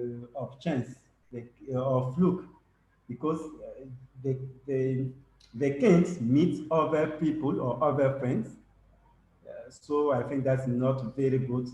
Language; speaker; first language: English; non-native, learner; French